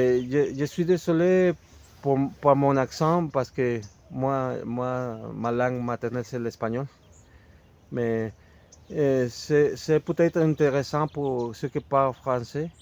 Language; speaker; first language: French; non-native, fluent; Spanish